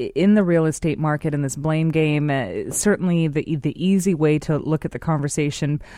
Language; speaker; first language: English; native; English